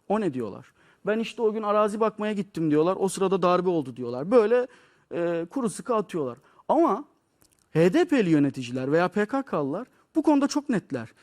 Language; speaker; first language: Turkish; native; Turkish